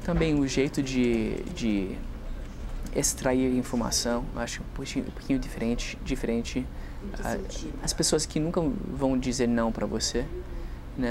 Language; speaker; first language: Portuguese; non-native, fluent; English